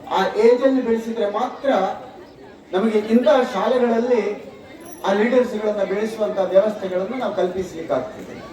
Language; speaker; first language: Kannada; native; Kannada